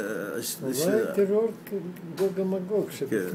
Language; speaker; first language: Hebrew; non-native, learner; Russian